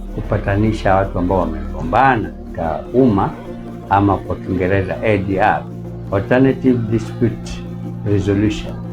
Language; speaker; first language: Swahili; non-native, local second language; Giryama